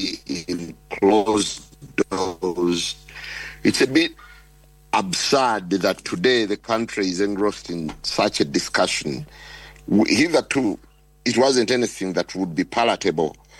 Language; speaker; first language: English; non-native, local second language; Ganda